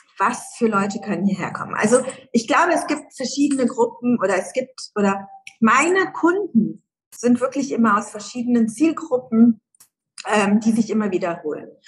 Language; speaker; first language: German; early bilingual, other home language; Persian